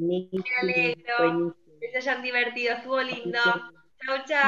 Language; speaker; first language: Spanish; native; Spanish